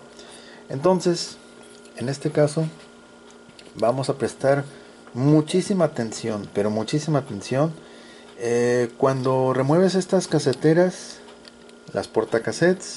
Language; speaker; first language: Spanish; native; Spanish